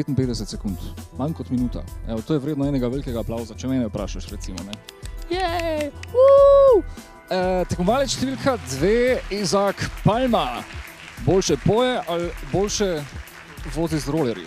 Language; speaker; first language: Slovenian; native; Slovenian